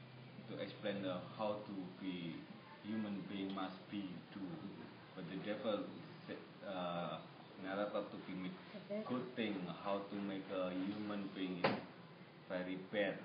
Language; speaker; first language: English; non-native, learner; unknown